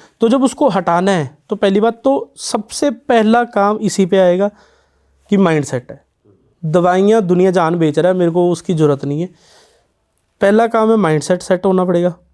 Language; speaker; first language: Hindi; non-native, local second language; Punjabi